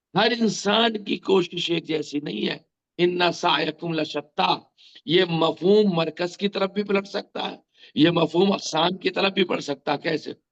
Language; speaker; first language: Urdu; native; Urdu